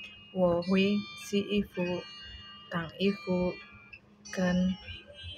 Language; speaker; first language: Chinese; non-native, learner; Indonesian